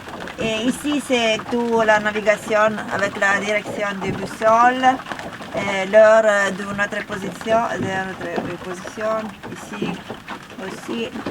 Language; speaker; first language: French; non-native, learner; Italian